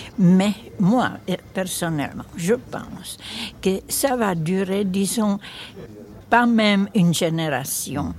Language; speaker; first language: French; non-native, fluent; Czech